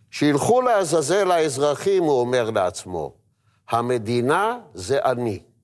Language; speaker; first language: Hebrew; native; Hebrew